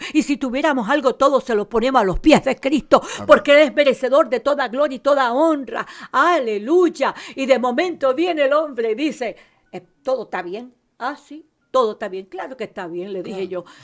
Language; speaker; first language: Spanish; native; Spanish